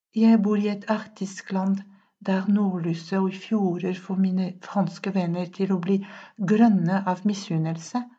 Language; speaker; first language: Norwegian; non-native, fluent; French